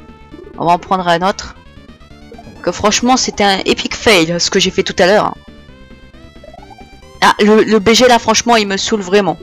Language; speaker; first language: French; native; French